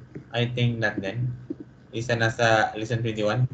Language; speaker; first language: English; non-native, local second language; Filipino